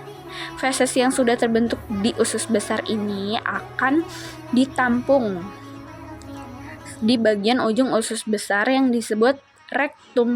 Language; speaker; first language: Indonesian; native; Indonesian